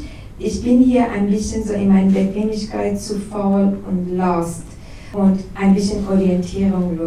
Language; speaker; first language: German; non-native, learner; Persian